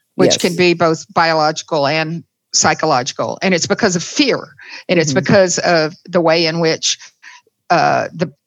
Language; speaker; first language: English; native; English